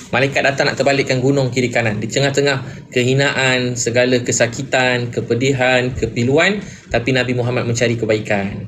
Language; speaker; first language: Malay; native; Malay